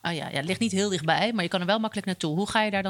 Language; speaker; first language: Dutch; native; Dutch